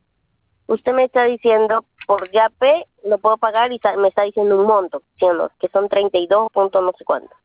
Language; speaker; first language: Spanish; native; Spanish